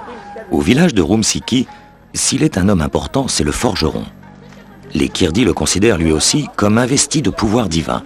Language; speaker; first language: French; native; French